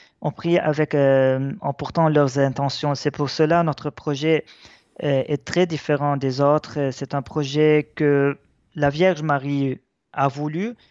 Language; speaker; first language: French; non-native, local second language; Arabic